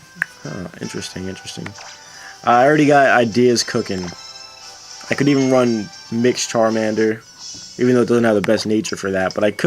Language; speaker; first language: English; native; English